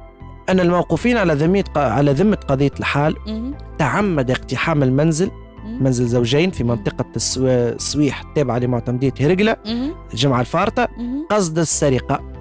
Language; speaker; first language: Arabic; native; Arabic